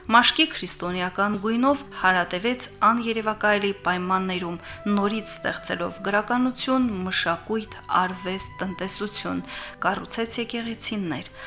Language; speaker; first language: Armenian; native; Armenian